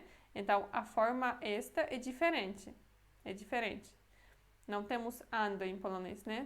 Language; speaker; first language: Portuguese; non-native, fluent; Polish